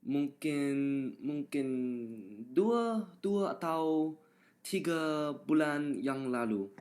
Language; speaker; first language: Indonesian; non-native, learner; English